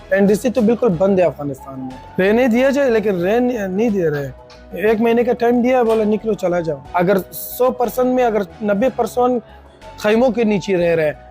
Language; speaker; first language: Hindi; non-native, local second language; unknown